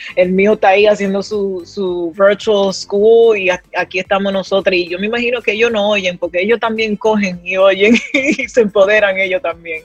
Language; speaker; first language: Spanish; early bilingual, heritage; Spanish